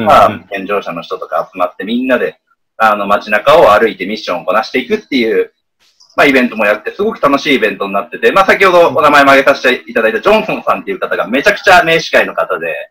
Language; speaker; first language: Japanese; native; Japanese